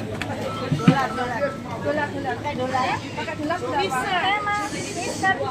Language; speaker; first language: Indonesian; native; Indonesian